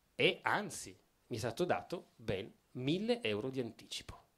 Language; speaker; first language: Italian; native; Italian